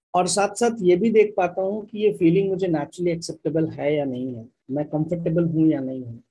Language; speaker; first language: Hindi; native; Hindi